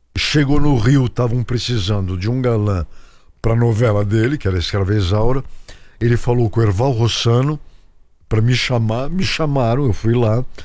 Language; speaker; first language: Portuguese; native; Portuguese